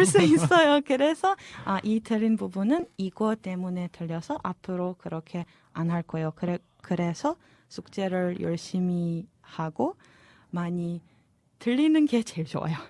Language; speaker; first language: Korean; non-native, fluent; Serbian